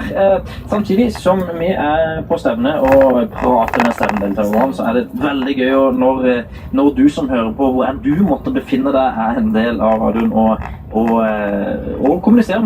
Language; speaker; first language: Norwegian; native; Norwegian